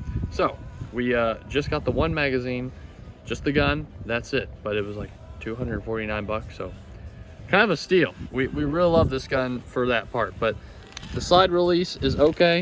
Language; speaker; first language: English; native; English